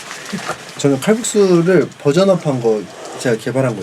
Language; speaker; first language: Korean; native; Korean